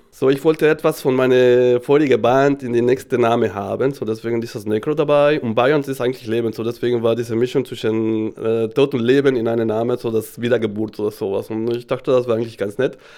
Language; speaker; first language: German; non-native, fluent; Spanish